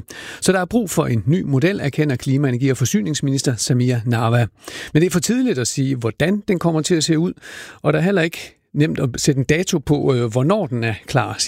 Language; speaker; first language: Danish; native; Danish